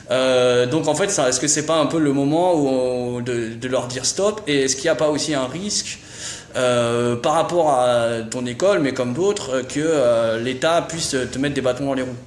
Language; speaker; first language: French; native; French